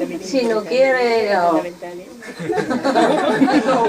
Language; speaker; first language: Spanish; non-native, learner; Vietnamese